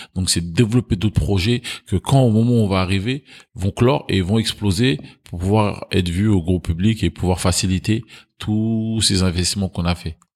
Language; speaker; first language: French; early bilingual, other home language; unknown